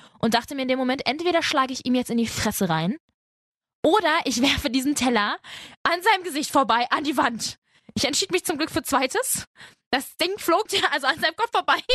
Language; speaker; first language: German; early bilingual, other home language; Spanish